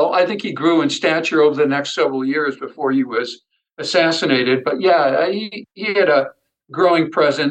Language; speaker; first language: English; native; English